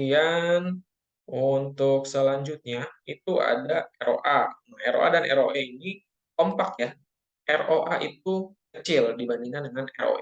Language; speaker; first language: Indonesian; native; Indonesian